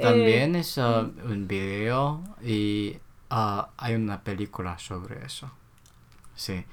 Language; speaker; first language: Spanish; non-native, learner; Korean